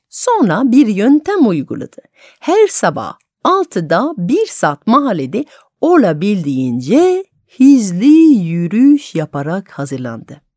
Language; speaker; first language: Turkish; non-native, fluent; French